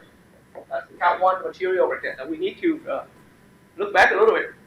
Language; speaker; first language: English; non-native, fluent; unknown